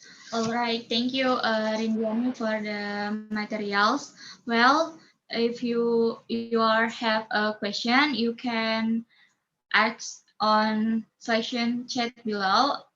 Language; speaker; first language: English; non-native, learner; Indonesian